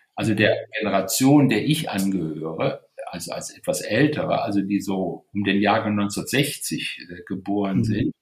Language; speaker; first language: German; native; German